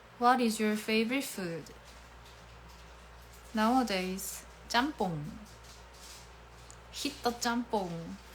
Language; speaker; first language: English; non-native, learner; Korean